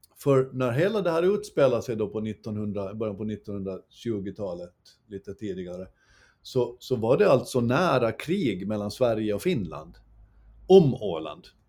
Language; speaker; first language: Swedish; native; Swedish